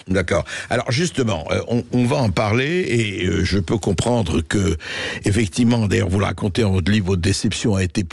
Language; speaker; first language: French; native; French